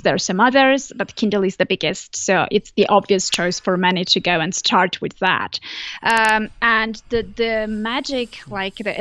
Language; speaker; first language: English; non-native, fluent; Armenian